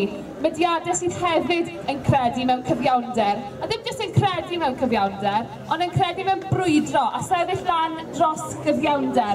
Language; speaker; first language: Welsh; native; Welsh